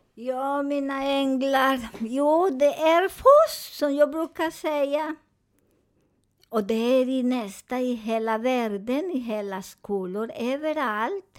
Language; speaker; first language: Swedish; non-native, fluent; Spanish